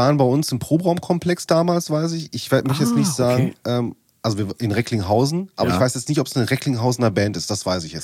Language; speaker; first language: German; native; German